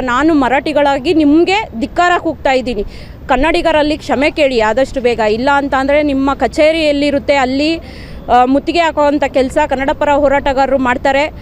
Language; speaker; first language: Kannada; non-native, local second language; Marathi